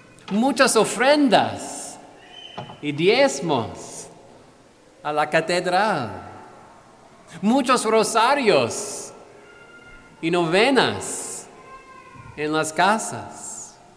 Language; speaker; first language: Spanish; non-native, fluent; English